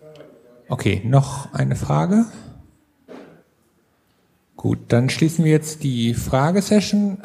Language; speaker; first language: German; native; German